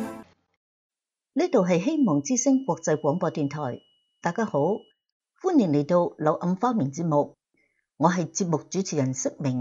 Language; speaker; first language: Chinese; non-native, local second language; Cantonese